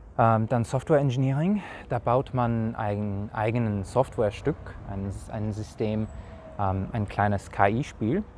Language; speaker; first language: German; non-native, fluent; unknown